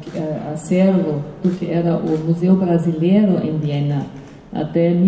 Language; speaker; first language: Portuguese; non-native, fluent; German